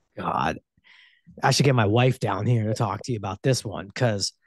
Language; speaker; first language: English; native; English